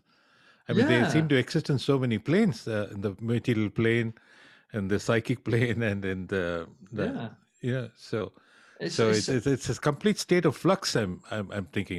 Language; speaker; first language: English; non-native, local second language; Tamil